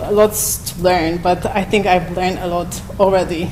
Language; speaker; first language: English; non-native, fluent; Polish